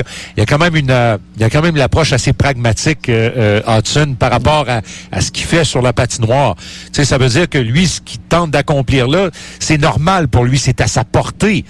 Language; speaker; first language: French; native; French